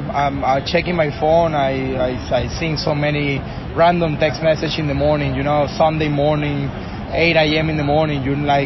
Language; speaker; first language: English; non-native, fluent; Spanish